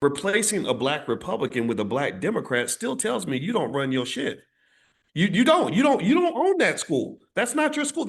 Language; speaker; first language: English; native; English